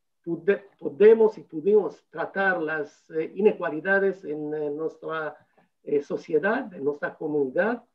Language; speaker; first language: Spanish; non-native, fluent; Hebrew